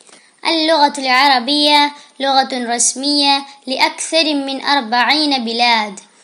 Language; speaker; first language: Arabic; non-native, learner; Malayalam